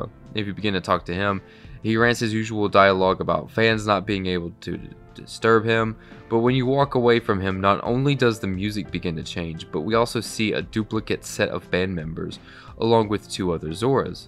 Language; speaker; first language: English; native; English